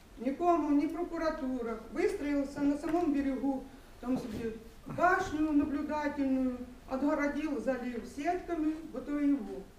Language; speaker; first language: Russian; non-native, local second language; Ukrainian